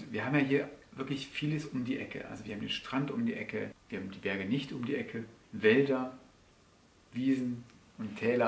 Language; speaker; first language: German; native; German